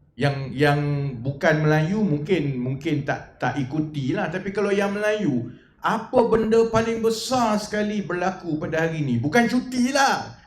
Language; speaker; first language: Malay; native; Malay